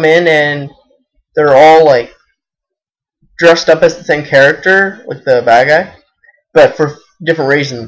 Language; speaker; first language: English; native; English